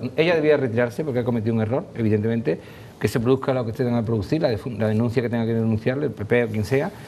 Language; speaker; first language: Spanish; native; Spanish